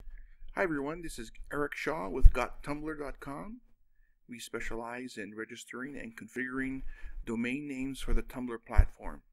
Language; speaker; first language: English; native; English